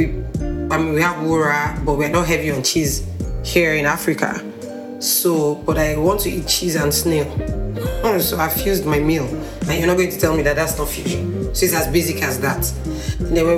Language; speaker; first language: English; non-native, local second language; Igbo